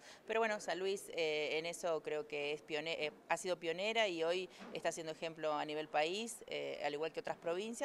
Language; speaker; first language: Spanish; native; Spanish